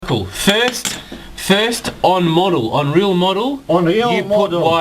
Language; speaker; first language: English; native; English